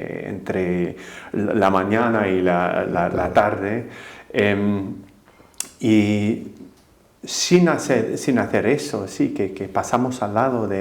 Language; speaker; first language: Spanish; non-native, fluent; English